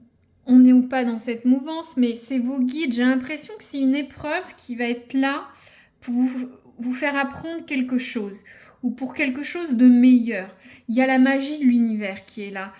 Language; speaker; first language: French; native; French